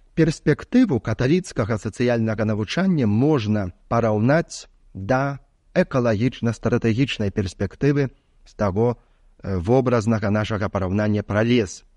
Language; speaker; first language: Belarusian; native; Belarusian